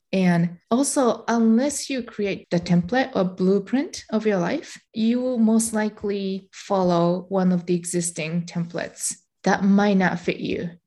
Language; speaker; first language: English; non-native, fluent; Japanese